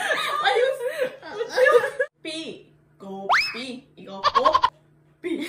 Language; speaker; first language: Korean; non-native, learner; Thai